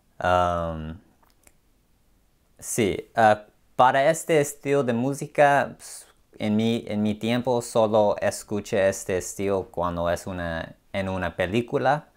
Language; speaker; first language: Spanish; non-native, learner; English